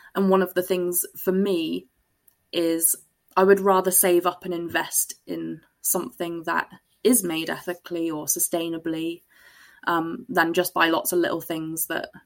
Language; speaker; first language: English; native; English